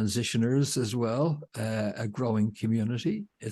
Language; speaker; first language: English; native; English